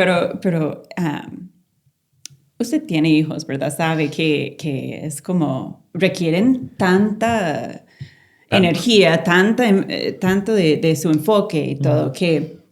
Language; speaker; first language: Spanish; non-native, fluent; English